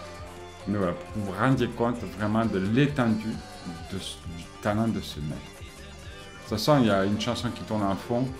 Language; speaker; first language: French; native; French